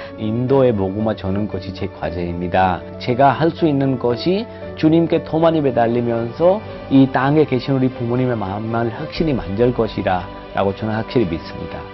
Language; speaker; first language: Korean; non-native, fluent; Hindi